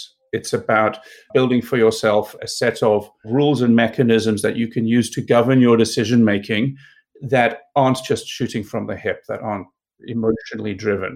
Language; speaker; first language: English; native; English